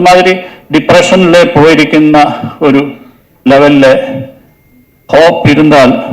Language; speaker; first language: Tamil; non-native, learner; Malayalam